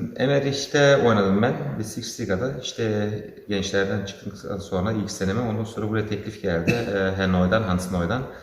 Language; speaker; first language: Turkish; early bilingual, heritage; Turkish